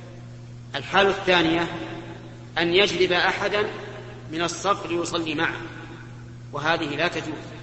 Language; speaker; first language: Arabic; native; Arabic